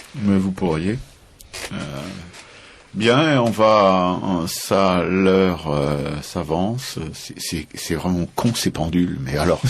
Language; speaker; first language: French; native; French